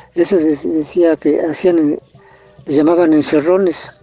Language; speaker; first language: Spanish; native; Spanish